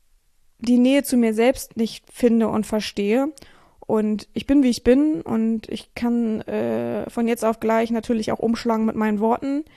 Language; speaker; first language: German; native; German